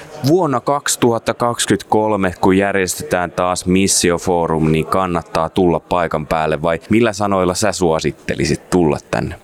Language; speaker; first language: Finnish; native; Finnish